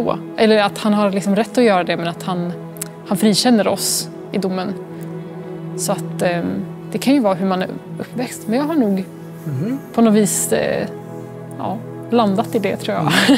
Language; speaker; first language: Swedish; native; Swedish